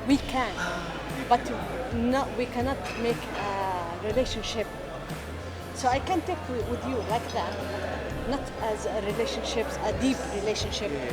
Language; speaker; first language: English; non-native, learner; Arabic